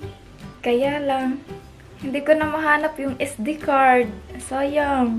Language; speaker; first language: Filipino; non-native, local second language; Cebuano